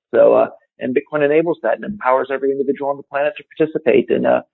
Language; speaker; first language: English; native; English